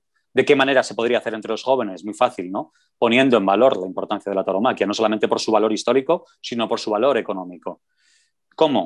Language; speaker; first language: Spanish; native; Spanish